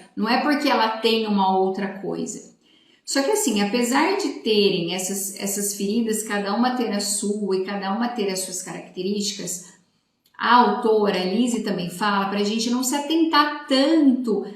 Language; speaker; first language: Portuguese; native; Portuguese